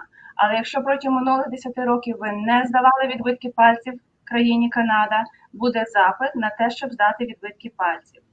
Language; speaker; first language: Ukrainian; native; Ukrainian